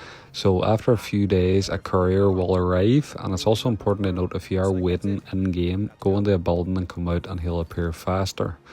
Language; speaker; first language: English; native; English